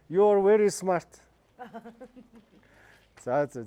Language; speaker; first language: English; non-native, learner; Mongolian